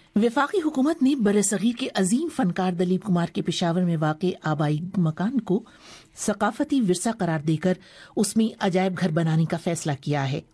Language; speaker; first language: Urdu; native; Urdu